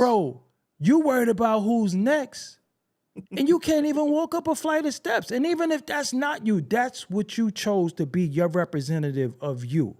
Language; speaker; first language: English; native; English